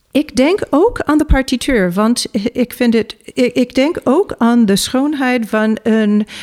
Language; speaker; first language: Dutch; non-native, fluent; English